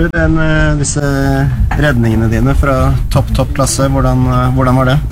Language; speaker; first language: Norwegian; native; Norwegian